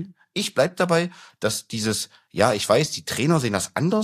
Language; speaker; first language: German; native; German